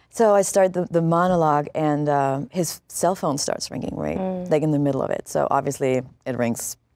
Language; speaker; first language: English; non-native, fluent; German